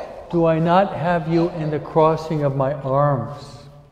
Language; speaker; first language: English; native; English